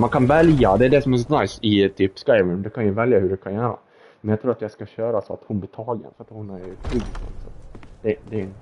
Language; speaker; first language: Swedish; native; Swedish